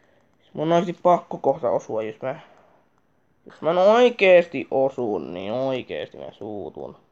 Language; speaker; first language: Finnish; native; Finnish